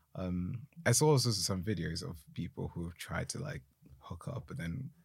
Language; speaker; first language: English; non-native, local second language; Akan